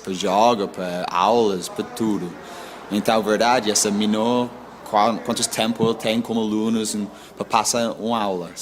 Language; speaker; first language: Portuguese; non-native, learner; English